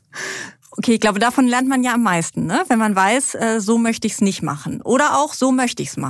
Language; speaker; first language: German; native; German